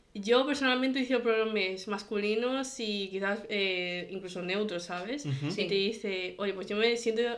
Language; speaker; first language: Spanish; early bilingual, other home language; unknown